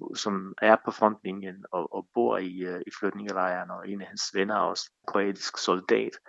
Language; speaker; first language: Danish; non-native, fluent; Bosnian